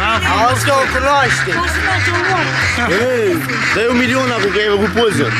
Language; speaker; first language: Romanian; native; Romanian